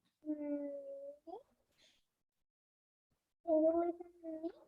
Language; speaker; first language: English; non-native, learner; Spanish